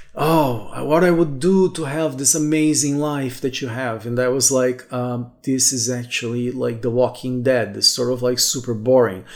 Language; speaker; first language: English; non-native, fluent; Portuguese